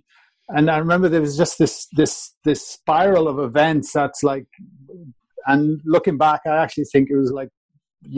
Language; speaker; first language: English; native; English